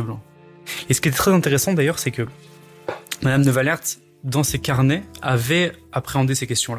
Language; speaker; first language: French; native; French